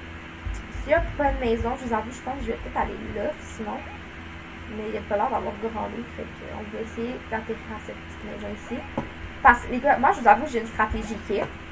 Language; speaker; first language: French; native; French